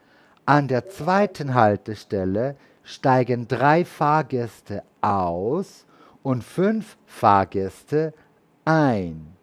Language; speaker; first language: German; native; German